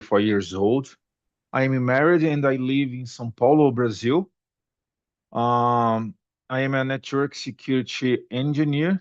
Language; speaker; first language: English; non-native, learner; Portuguese